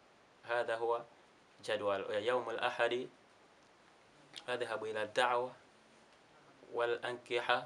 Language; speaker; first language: Arabic; non-native, learner; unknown